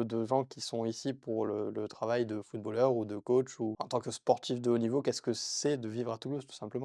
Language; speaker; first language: French; native; French